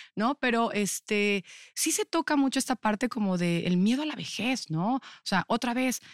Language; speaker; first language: Spanish; native; Spanish